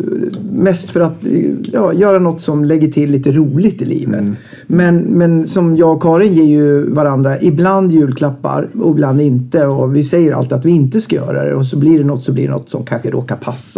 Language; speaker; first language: Swedish; native; Swedish